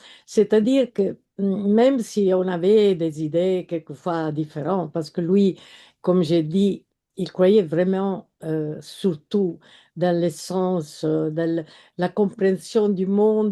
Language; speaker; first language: French; non-native, fluent; Italian